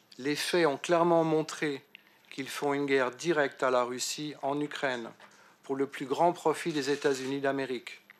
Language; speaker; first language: French; native; French